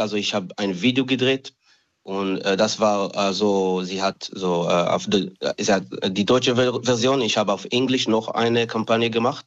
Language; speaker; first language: German; non-native, fluent; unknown